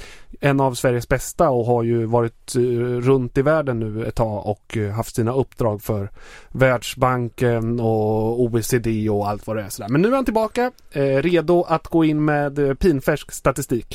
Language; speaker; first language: Swedish; native; Swedish